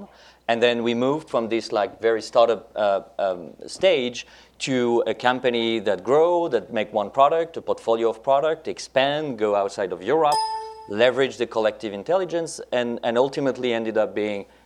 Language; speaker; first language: English; non-native, fluent; French